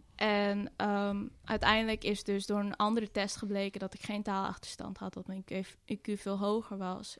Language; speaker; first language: Dutch; early bilingual, other home language; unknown